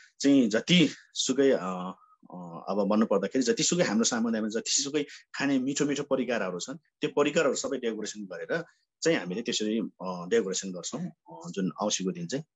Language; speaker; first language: Nepali; non-native, local second language; Sherpa